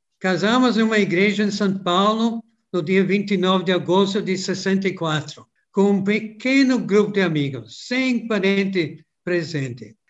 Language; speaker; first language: Portuguese; non-native, fluent; English